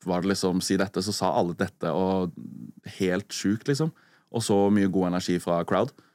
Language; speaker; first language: Norwegian; native; Norwegian